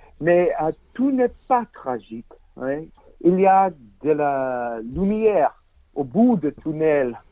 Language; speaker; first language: French; non-native, learner; English